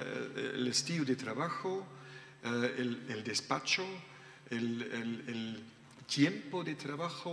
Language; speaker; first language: Spanish; non-native, learner; German